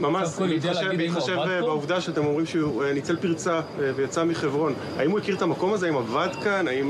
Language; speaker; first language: Hebrew; native; Hebrew